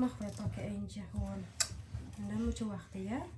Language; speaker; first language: Dutch; non-native, learner; Indonesian